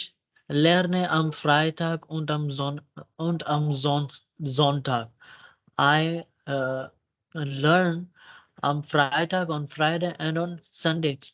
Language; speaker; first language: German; non-native, fluent; Urdu